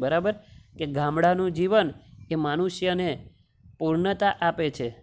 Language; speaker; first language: Gujarati; native; Gujarati